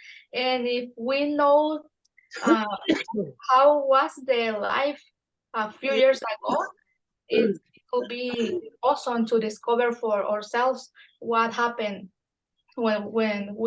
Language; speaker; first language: English; non-native, fluent; Spanish